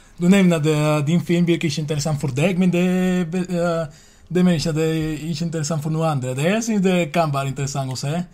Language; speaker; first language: Norwegian; non-native, learner; Swedish